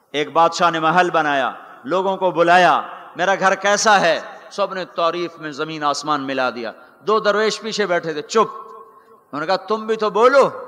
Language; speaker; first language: Urdu; non-native, local second language; Punjabi